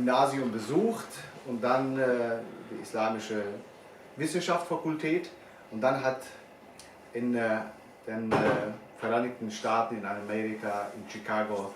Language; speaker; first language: German; non-native, fluent; Bosnian